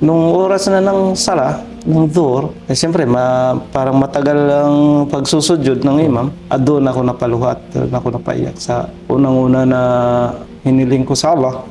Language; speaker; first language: Filipino; non-native, local second language; Waray